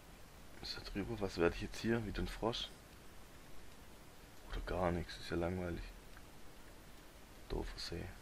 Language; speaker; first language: German; native; German